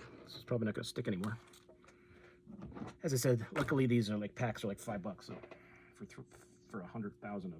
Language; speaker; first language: English; native; English